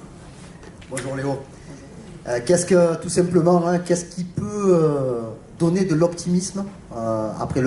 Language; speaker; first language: French; native; French